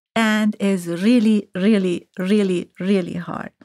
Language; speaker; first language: English; non-native, fluent; Persian